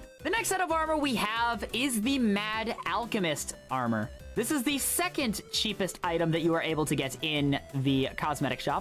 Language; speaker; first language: English; native; English